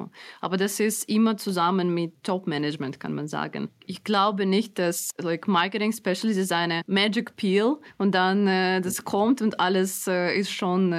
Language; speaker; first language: German; non-native, fluent; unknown